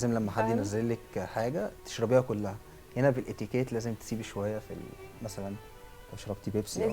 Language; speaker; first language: Arabic; native; Arabic